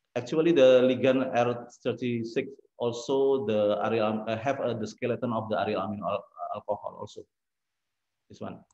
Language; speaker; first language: English; non-native, learner; Indonesian